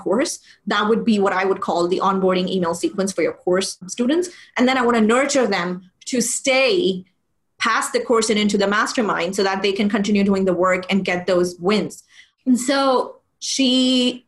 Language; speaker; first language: English; non-native, local second language; Urdu